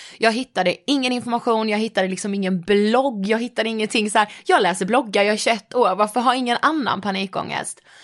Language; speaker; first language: Swedish; native; Swedish